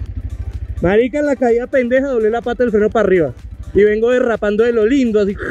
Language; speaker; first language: Spanish; native; Spanish